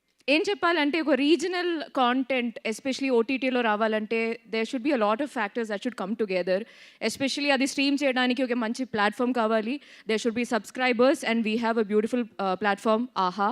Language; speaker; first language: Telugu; non-native, learner; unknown